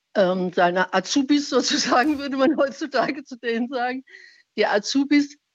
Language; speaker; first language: German; non-native, fluent; Persian